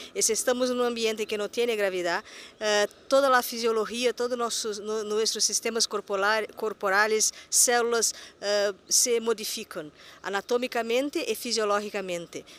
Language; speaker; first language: Spanish; non-native, learner; Portuguese